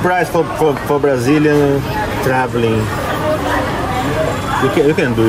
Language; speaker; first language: English; non-native, learner; Portuguese